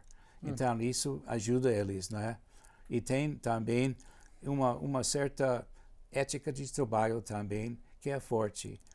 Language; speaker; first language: Portuguese; non-native, fluent; English